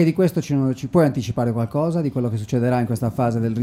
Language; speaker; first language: Italian; native; Italian